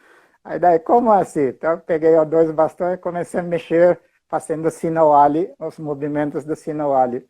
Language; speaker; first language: Portuguese; non-native, fluent; Filipino